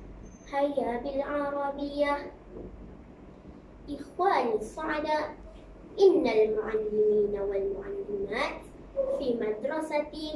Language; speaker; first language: Arabic; non-native, learner; Malay